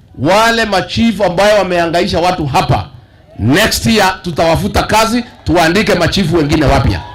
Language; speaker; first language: Swahili; non-native, local second language; Kikuyu